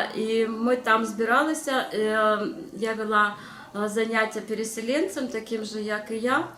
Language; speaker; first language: Ukrainian; non-native, local second language; Russian